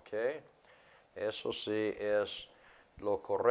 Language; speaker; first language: Spanish; non-native, fluent; English